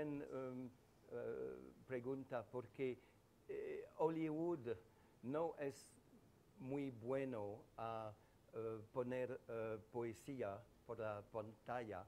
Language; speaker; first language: Spanish; non-native, fluent; French